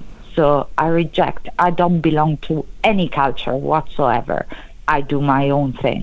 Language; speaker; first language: English; non-native, fluent; Italian